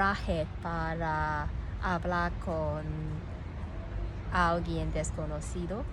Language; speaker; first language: Spanish; non-native, learner; Cantonese